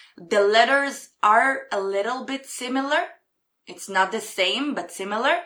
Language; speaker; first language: English; non-native, fluent; Hebrew